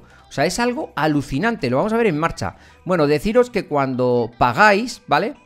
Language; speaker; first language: Spanish; native; Spanish